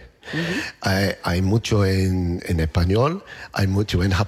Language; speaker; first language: Spanish; non-native, learner; English